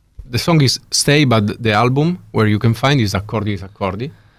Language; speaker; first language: English; non-native, learner; Italian